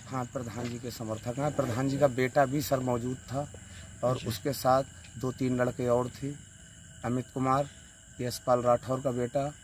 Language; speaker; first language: Hindi; native; Hindi